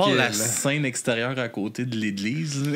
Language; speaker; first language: French; native; French